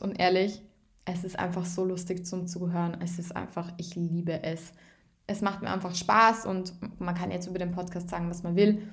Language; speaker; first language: German; native; German